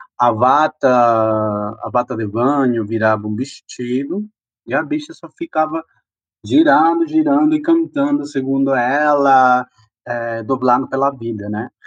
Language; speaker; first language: Portuguese; non-native, fluent; Spanish